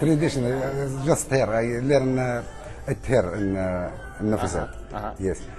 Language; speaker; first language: English; non-native, learner; Arabic